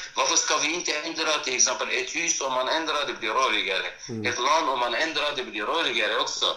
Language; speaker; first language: Swedish; non-native, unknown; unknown